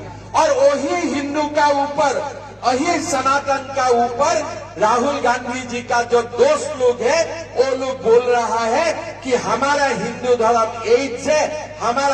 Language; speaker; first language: Hindi; non-native, local second language; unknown